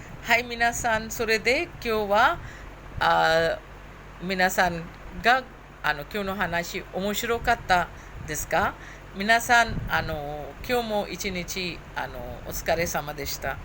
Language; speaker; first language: Japanese; non-native, fluent; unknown